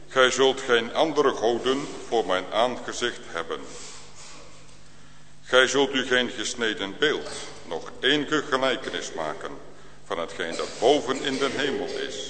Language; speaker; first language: Dutch; native; Dutch